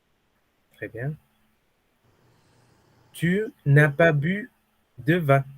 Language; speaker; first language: French; non-native, fluent; Spanish